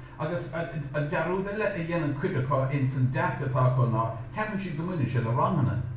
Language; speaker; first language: Irish; native; Irish